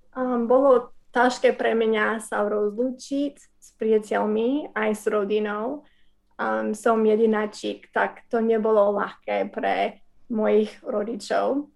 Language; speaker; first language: Slovak; non-native, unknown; English